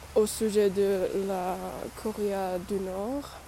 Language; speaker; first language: French; non-native, learner; English